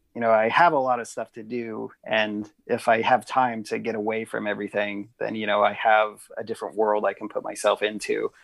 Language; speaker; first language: English; native; English